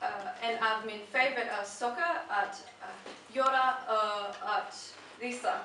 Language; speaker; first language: Swedish; non-native, learner; English